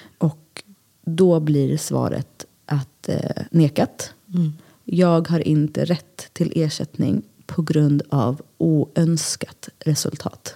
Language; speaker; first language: Swedish; early bilingual, other home language; Greek